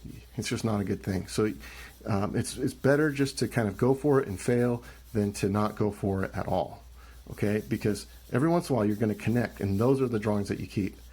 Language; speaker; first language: English; native; English